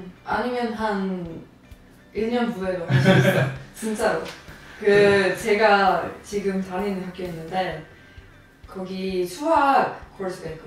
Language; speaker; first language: Korean; non-native, fluent; Swedish